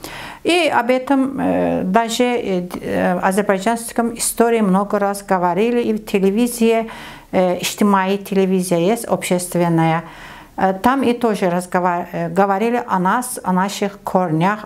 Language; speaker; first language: Russian; non-native, learner; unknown